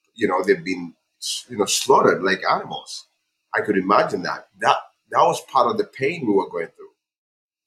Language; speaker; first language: English; non-native, local second language; Ganda